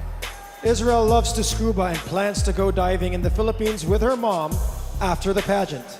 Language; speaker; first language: English; non-native, local second language; Filipino